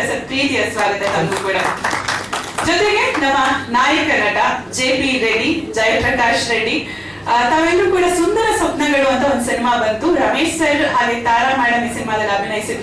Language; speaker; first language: Kannada; native; Kannada